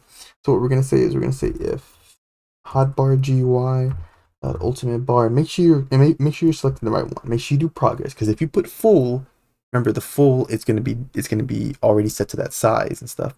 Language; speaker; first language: English; native; English